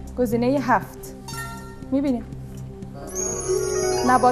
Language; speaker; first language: Persian; native; Persian